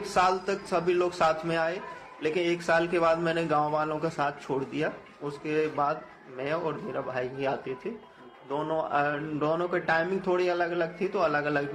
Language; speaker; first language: Hindi; native; Hindi